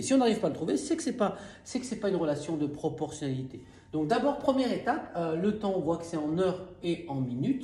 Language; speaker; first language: French; native; French